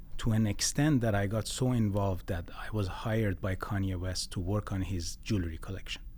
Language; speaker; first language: English; non-native, fluent; Persian